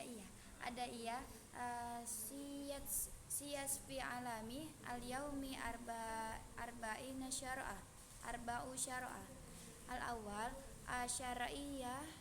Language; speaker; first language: Arabic; non-native, learner; Indonesian